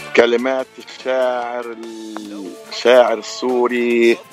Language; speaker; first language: Arabic; native; Arabic